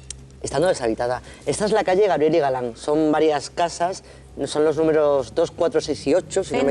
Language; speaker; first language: Spanish; native; Spanish